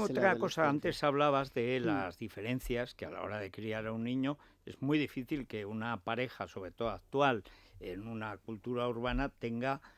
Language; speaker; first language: Spanish; native; Spanish